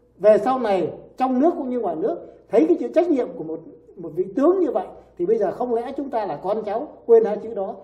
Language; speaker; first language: Vietnamese; native; Vietnamese